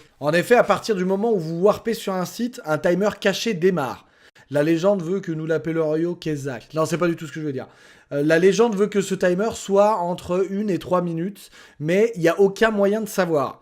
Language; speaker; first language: French; native; French